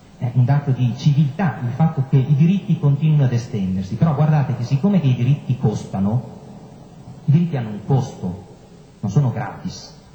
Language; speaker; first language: Italian; native; Italian